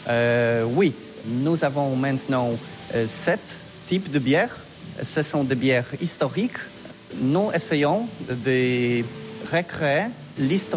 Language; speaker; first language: French; non-native, fluent; Polish